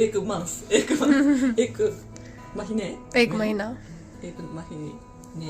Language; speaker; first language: Hindi; non-native, learner; Japanese